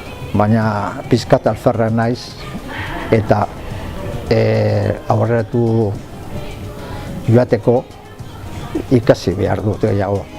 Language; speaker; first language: Basque; non-native, local second language; Spanish